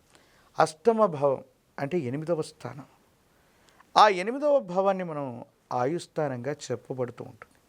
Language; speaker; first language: Telugu; native; Telugu